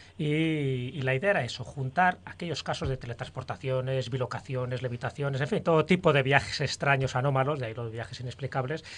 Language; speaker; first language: Spanish; native; Spanish